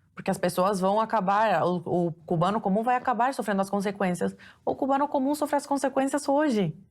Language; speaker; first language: Portuguese; early bilingual, other home language; Spanish